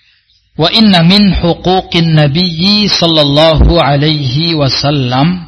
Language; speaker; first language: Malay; non-native, local second language; Javanese